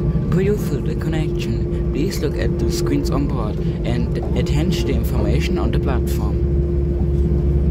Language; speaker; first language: English; non-native, learner; German